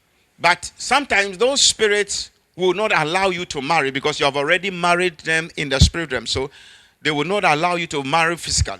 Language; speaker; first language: English; non-native, local second language; Akan